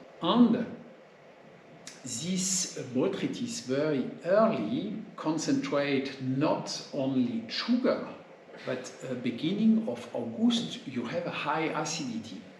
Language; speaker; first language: English; non-native, learner; French